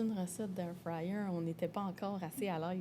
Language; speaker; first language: French; native; French